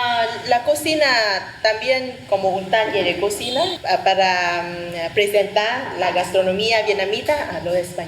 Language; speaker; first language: Spanish; non-native, fluent; Vietnamese